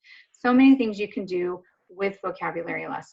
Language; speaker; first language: English; native; English